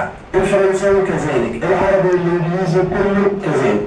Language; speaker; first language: Arabic; native; Arabic